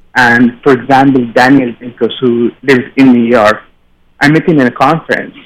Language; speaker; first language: English; non-native, fluent; Arabic